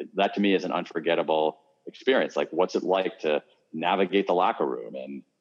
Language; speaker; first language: English; native; English